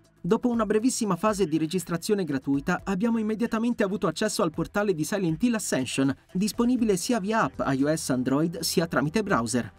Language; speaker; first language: Italian; native; Italian